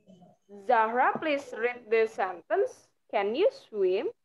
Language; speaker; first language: English; non-native, fluent; Indonesian